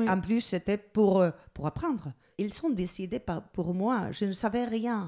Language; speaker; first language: French; non-native, learner; Spanish